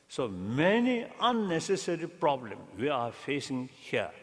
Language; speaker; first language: English; non-native, learner; Tibetan